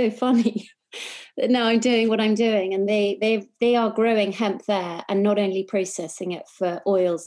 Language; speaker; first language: English; native; English